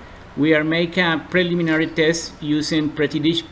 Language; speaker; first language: English; non-native, learner; Spanish